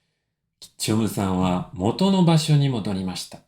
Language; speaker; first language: Japanese; non-native, fluent; French